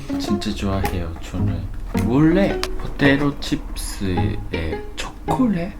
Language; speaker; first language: Korean; non-native, learner; Japanese